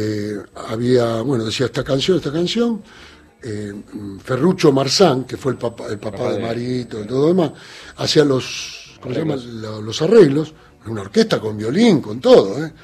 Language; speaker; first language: Spanish; native; Spanish